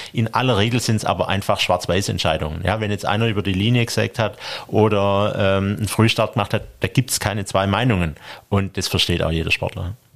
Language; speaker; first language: German; native; German